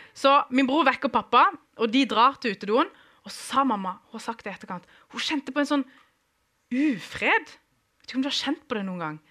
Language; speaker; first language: Norwegian; early bilingual, other home language; Kurdish